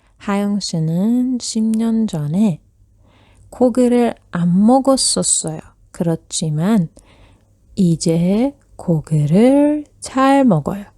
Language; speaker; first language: Korean; non-native, fluent; Persian